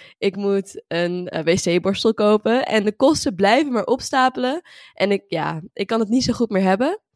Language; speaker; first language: Dutch; native; Dutch